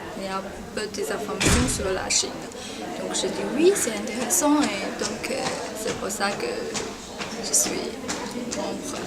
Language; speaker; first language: French; non-native, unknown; Chinese